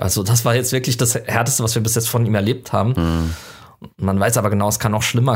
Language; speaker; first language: German; native; German